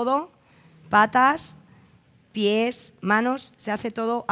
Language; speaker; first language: Spanish; native; Spanish